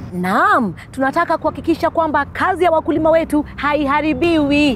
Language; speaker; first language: Swahili; native; Swahili